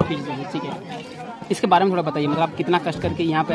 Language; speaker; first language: Hindi; non-native, local second language; Odia